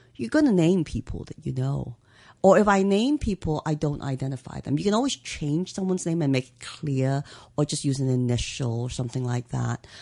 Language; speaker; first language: English; native; English